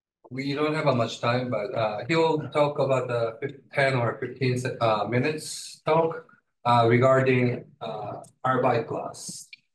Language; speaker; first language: English; non-native, fluent; Korean